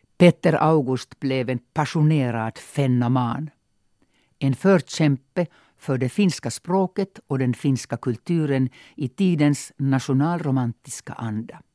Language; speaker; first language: Swedish; non-native, local second language; Finnish